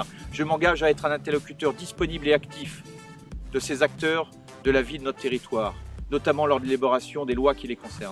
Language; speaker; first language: French; native; French